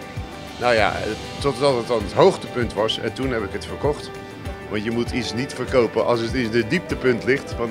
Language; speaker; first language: Dutch; native; Dutch